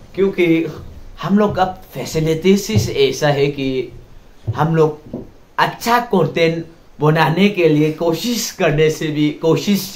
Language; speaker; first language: Hindi; non-native, local second language; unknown